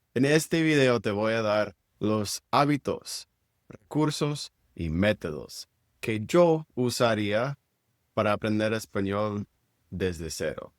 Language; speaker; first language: Spanish; non-native, fluent; English